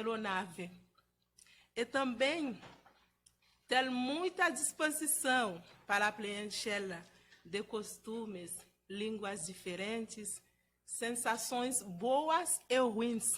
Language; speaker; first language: Portuguese; non-native, fluent; Haitian Creole